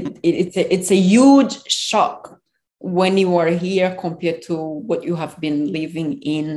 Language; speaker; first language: English; non-native, local second language; Kinyarwanda